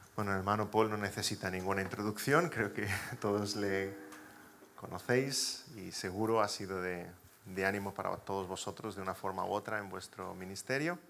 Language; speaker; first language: Spanish; native; Spanish